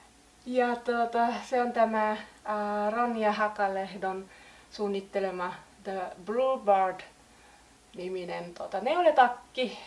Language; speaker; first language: Finnish; native; Finnish